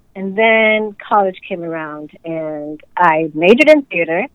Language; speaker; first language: English; native; English